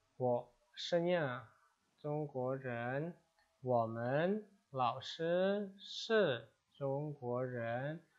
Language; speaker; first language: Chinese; non-native, fluent; Indonesian